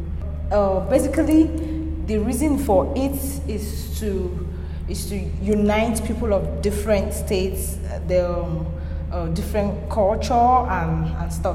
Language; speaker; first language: English; non-native, local second language; Igbo